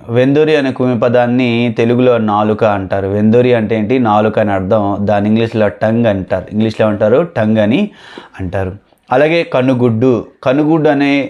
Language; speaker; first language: Telugu; non-native, local second language; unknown